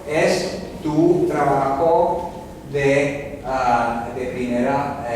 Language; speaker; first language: Spanish; non-native, fluent; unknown